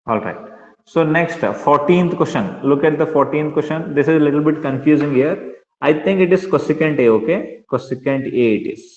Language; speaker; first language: English; non-native, local second language; Kannada